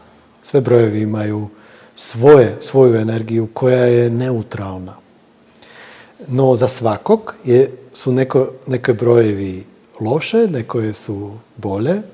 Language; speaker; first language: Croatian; non-native, fluent; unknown